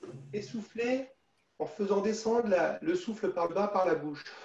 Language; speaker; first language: French; native; French